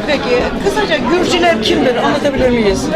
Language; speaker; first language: Turkish; native; Turkish